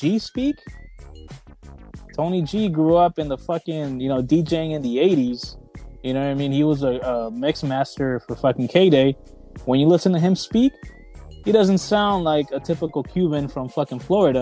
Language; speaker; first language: English; early bilingual, other home language; Spanish